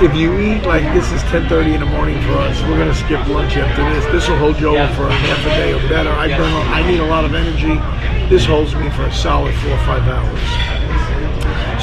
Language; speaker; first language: English; native; English